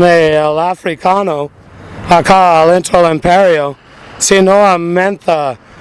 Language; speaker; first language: Spanish; non-native, fluent; English